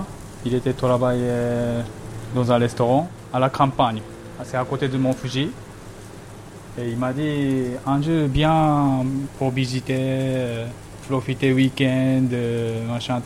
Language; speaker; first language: French; non-native, fluent; Japanese